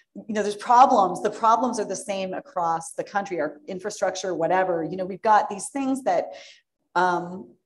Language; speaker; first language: English; native; English